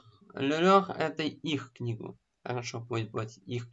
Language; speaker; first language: Russian; native; Russian